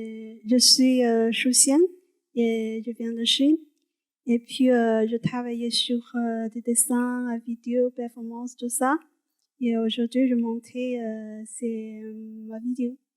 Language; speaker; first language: French; non-native, learner; Chinese